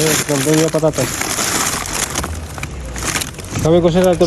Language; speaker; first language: Spanish; non-native, learner; Filipino